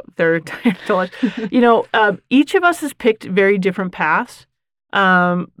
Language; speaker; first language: English; native; English